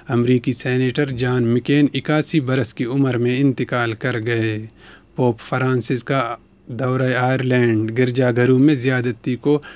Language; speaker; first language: Urdu; non-native, local second language; Baluchi